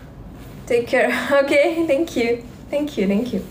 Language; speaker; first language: English; non-native, learner; Russian